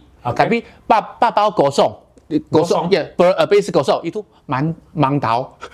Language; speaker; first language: Indonesian; non-native, learner; Chinese